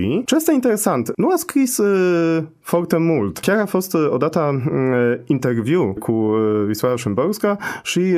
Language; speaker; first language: Romanian; non-native, fluent; Polish